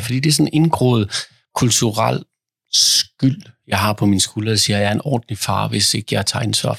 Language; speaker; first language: Danish; native; Danish